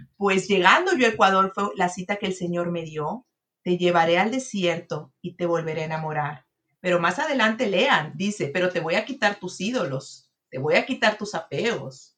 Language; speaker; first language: Spanish; native; Spanish